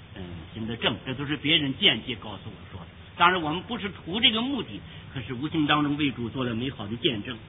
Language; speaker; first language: Chinese; native; Chinese